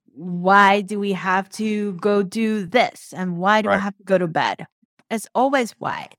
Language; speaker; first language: English; non-native, local second language; Cantonese